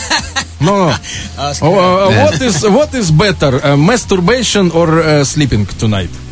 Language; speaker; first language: English; non-native, learner; Russian